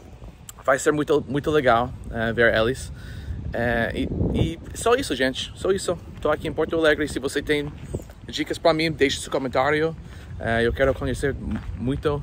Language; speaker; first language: Portuguese; non-native, fluent; English